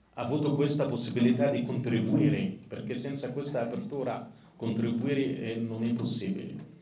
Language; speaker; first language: Italian; non-native, fluent; Arabic